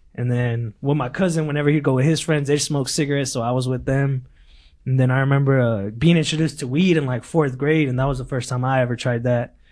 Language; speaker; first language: English; early bilingual, other home language; Spanish